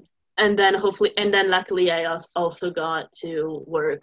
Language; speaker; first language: English; non-native, fluent; Italian